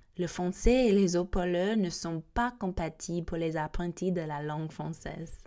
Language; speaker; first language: French; non-native, fluent; English